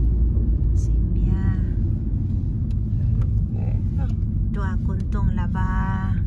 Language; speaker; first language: French; non-native, learner; Filipino